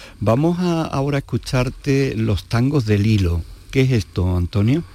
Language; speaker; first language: Spanish; native; Spanish